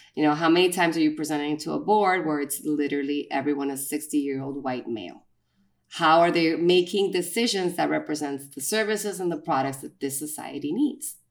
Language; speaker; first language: English; non-native, fluent; Spanish